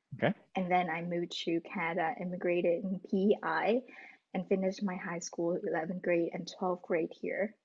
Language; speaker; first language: English; non-native, fluent; Vietnamese